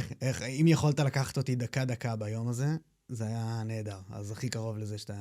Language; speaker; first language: Hebrew; native; Hebrew